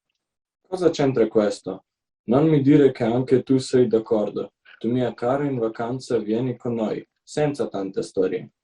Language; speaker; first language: Italian; non-native, learner; Slovenian